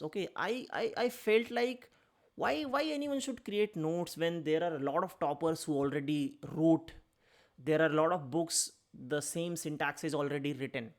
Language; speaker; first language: English; non-native, local second language; Hindi